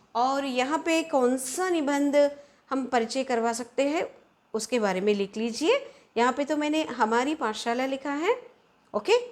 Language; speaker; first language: Hindi; non-native, local second language; Telugu